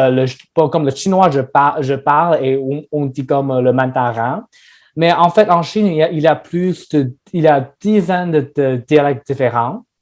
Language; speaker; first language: French; non-native, learner; Chinese